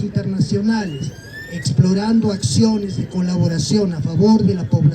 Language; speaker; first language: Spanish; native; Spanish